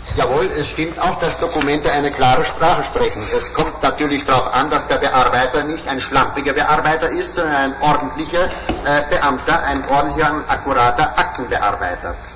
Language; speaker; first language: German; native; German